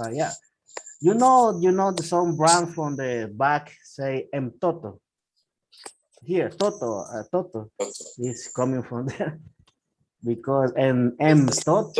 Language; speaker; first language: English; non-native, learner; Spanish